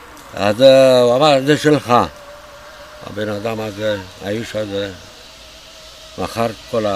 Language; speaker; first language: Hebrew; non-native, fluent; Romanian